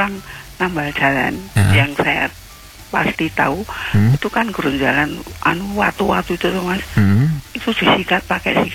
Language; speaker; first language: Indonesian; native; Indonesian